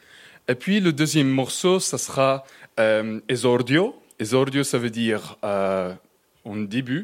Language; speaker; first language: French; non-native, fluent; Arabic